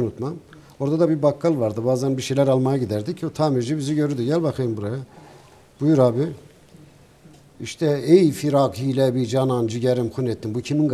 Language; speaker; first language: Turkish; native; Turkish